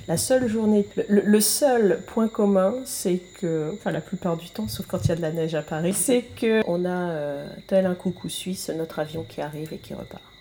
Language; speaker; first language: French; native; French